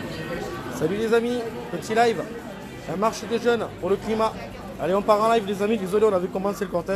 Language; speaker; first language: French; native; French